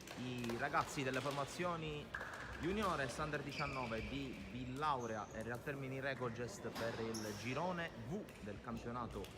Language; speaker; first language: Italian; native; Italian